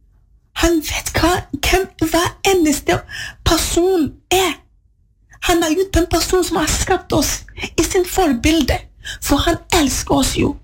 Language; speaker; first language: Swedish; non-native, fluent; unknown